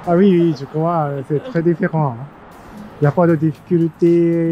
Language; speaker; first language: French; non-native, fluent; Japanese